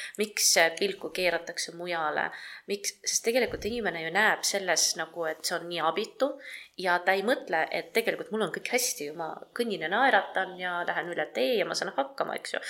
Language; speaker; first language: Estonian; non-native, local second language; Russian